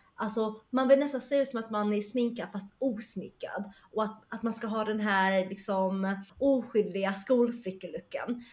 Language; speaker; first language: Swedish; early bilingual, other home language; Chinese